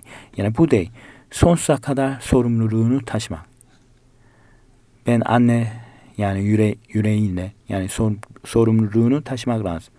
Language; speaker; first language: Turkish; non-native, learner; Korean